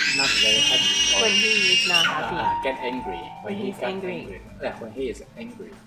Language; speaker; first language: English; non-native, learner; Chinese